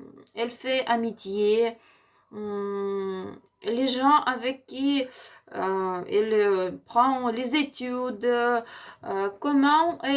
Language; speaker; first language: French; non-native, learner; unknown